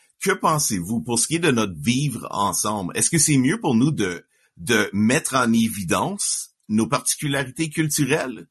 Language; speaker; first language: French; native; French